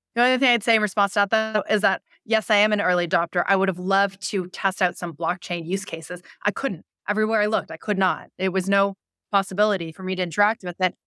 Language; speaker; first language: English; native; English